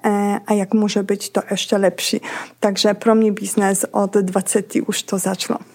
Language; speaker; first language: Czech; non-native, learner; Polish